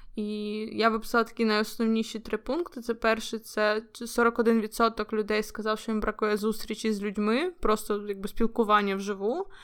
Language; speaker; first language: Ukrainian; native; Ukrainian